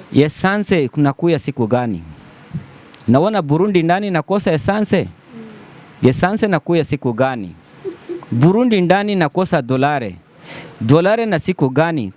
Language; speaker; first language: Swahili; non-native, learner; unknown